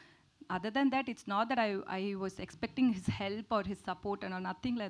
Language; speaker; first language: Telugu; non-native, learner; Tamil